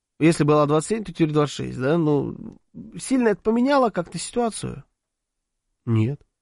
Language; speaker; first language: Russian; native; Russian